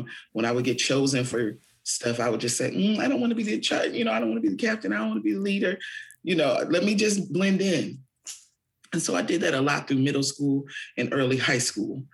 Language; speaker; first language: English; native; English